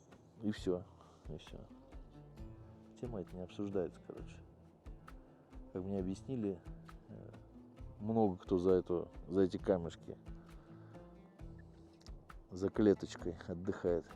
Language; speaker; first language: Russian; native; Russian